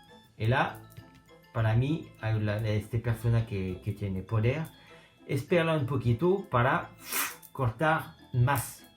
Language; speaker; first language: Spanish; non-native, learner; French